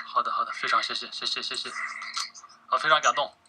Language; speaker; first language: Chinese; non-native, local second language; Uyghur